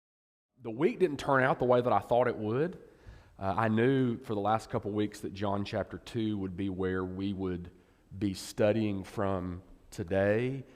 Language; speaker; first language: English; native; English